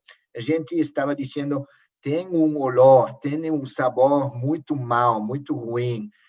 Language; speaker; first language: Portuguese; non-native, learner; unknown